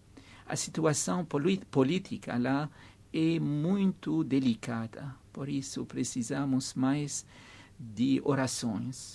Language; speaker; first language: Portuguese; non-native, fluent; Arabic